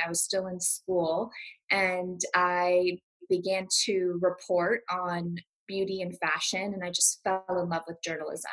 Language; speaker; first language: English; native; English